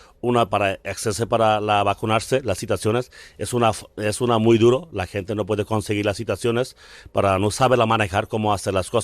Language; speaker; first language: Spanish; non-native, learner; Bangla